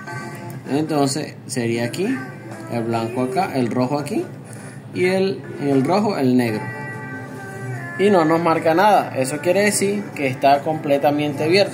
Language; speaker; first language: Spanish; native; Spanish